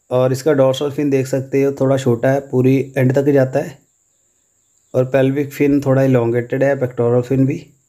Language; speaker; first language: Urdu; non-native, local second language; Punjabi